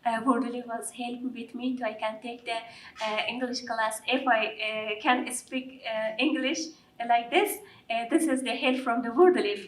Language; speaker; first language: English; non-native, learner; Persian